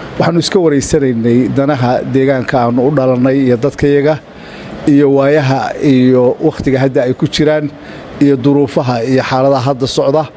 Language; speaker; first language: Somali; native; Somali